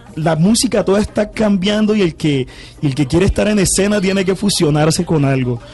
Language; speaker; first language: Spanish; native; Spanish